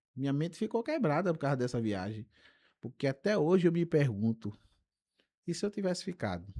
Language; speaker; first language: Portuguese; native; Portuguese